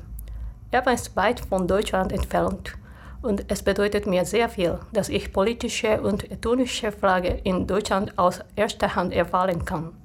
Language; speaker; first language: German; non-native, fluent; Japanese